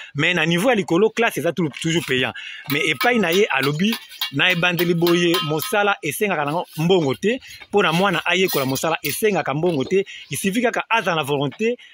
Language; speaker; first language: Lingala; native; Lingala